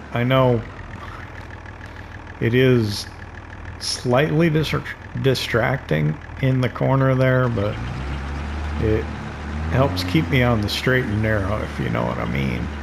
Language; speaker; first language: English; native; English